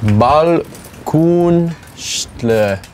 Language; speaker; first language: German; non-native, learner; English